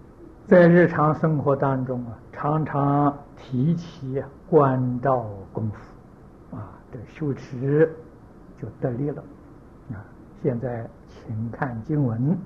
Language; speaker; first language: Chinese; native; Chinese